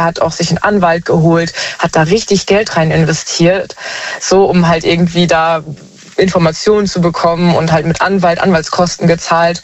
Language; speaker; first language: German; native; German